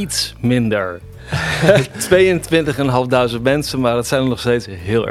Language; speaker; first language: Dutch; native; Dutch